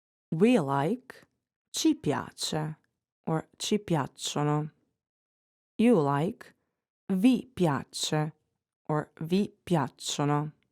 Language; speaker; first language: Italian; non-native, fluent; English